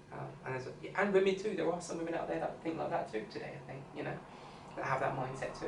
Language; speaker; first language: English; native; English